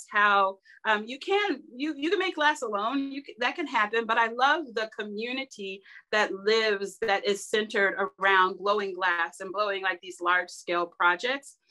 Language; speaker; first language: English; native; English